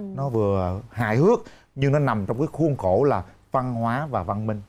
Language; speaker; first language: Vietnamese; native; Vietnamese